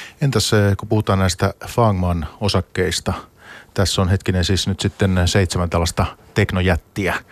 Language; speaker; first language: Finnish; native; Finnish